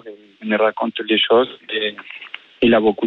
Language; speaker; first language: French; non-native, fluent; Spanish